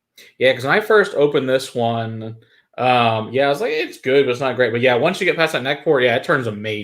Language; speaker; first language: English; native; English